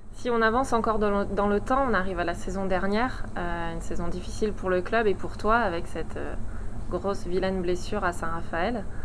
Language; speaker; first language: French; native; French